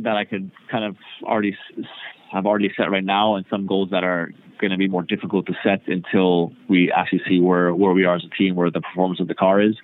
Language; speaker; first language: English; native; English